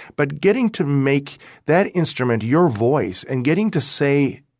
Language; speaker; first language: English; native; English